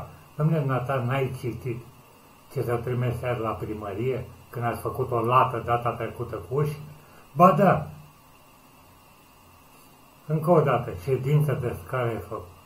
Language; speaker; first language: Romanian; native; Romanian